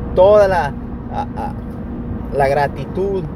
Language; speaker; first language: Spanish; early bilingual, heritage; Spanish